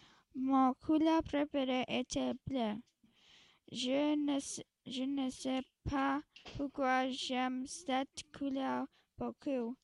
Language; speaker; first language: French; non-native, local second language; English